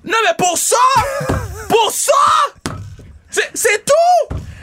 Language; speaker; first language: French; native; French